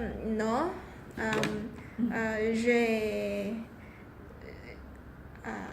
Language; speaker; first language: French; non-native, learner; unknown